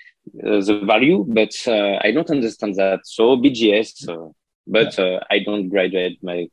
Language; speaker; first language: English; non-native, learner; French